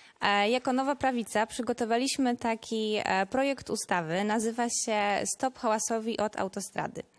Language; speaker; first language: Polish; native; Polish